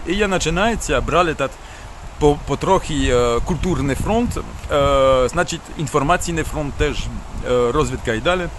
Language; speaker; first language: Ukrainian; non-native, learner; French